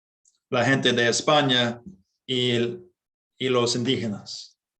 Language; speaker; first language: Spanish; non-native, learner; English